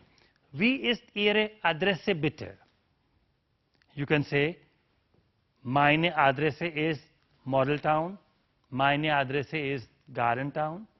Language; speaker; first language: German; non-native, learner; Urdu